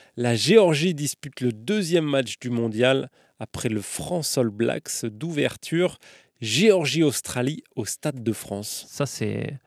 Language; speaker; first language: French; native; French